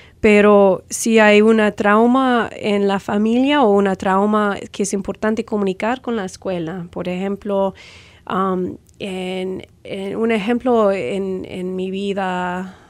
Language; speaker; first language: Spanish; non-native, fluent; English